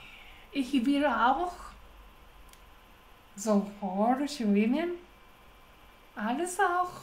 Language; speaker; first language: German; non-native, learner; Japanese